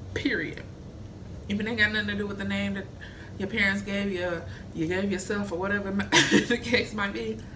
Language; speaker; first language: English; native; English